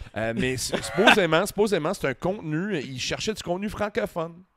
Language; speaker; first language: French; native; French